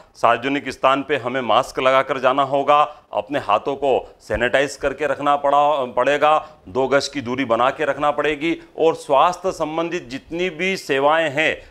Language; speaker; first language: Hindi; native; Hindi